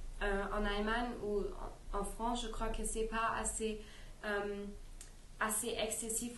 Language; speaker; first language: French; non-native, learner; English